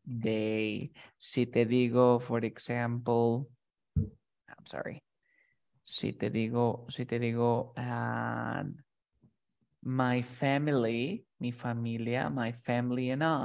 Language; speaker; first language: English; non-native, fluent; Spanish